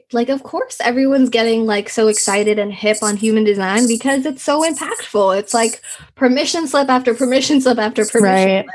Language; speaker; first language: English; early bilingual, other home language; Nepali